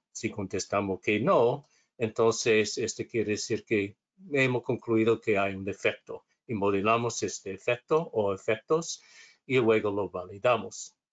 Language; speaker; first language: Spanish; non-native, learner; English